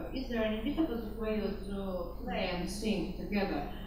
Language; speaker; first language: English; non-native, learner; Russian